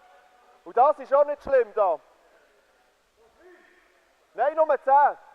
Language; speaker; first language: German; native; German